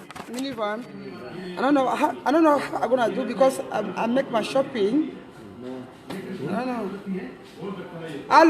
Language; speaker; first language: English; non-native, learner; French